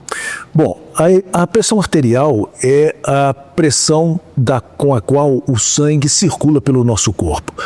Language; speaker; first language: Portuguese; native; Portuguese